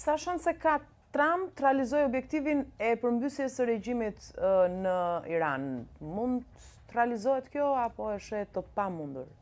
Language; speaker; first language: Albanian; native; Albanian